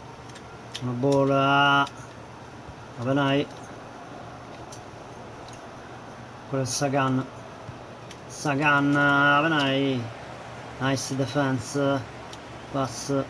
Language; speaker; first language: Japanese; non-native, learner; Italian